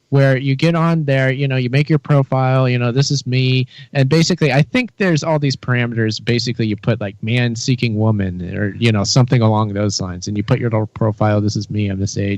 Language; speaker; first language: English; native; English